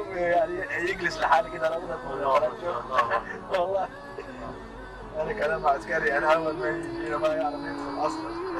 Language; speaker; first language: Arabic; non-native, learner; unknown